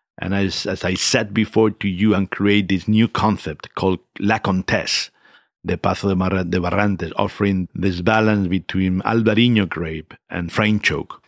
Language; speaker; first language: English; non-native, fluent; Spanish